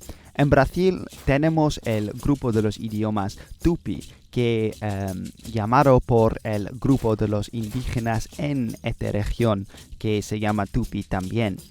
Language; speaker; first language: Spanish; non-native, learner; English